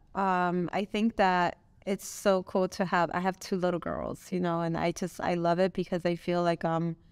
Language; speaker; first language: English; non-native, fluent; Spanish